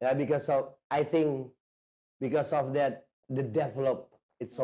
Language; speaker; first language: English; non-native, learner; Indonesian